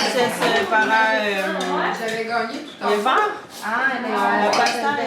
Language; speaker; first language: Spanish; non-native, learner; French